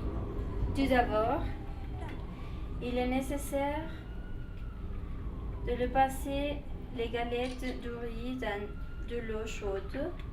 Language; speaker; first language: French; non-native, learner; Spanish